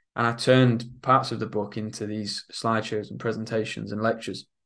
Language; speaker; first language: English; native; English